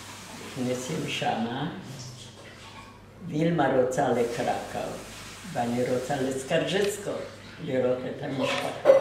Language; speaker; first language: Hebrew; non-native, fluent; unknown